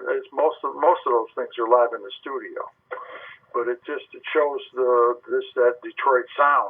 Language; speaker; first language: English; native; English